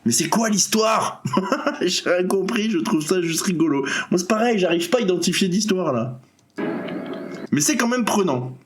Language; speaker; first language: French; native; French